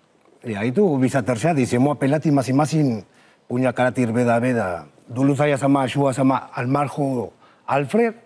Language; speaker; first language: Indonesian; non-native, fluent; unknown